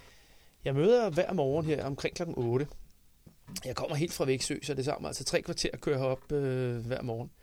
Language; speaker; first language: Danish; native; Danish